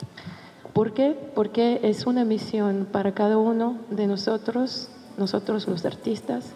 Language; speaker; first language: Spanish; non-native, fluent; Bulgarian